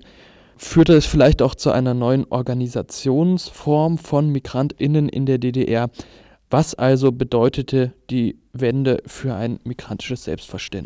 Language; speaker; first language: German; native; German